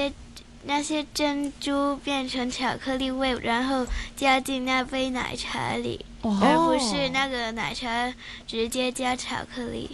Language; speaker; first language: Chinese; non-native, local second language; Cantonese